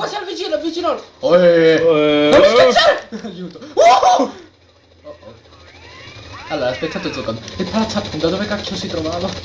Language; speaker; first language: Italian; native; Italian